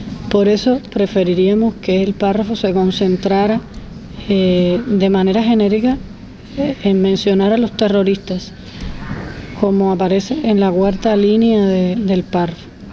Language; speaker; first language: Spanish; native; Spanish